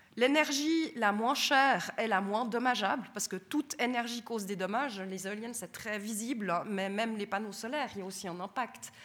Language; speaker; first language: French; native; French